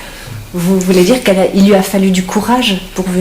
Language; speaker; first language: French; native; French